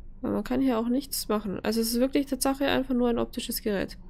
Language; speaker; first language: German; native; German